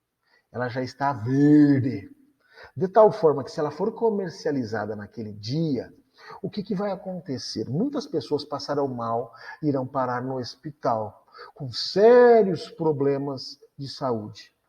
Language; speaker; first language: Portuguese; native; Portuguese